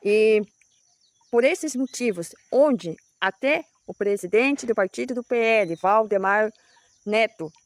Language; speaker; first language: Portuguese; native; Portuguese